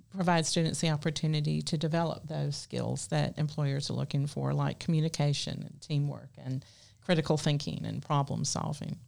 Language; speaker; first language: English; native; English